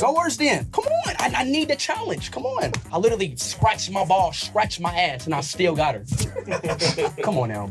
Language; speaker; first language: English; native; English